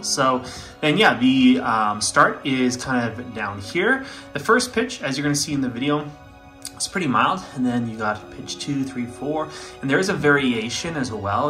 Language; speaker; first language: English; native; English